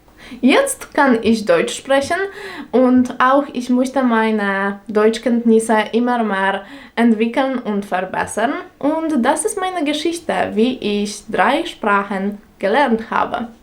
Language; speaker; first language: German; non-native, fluent; Polish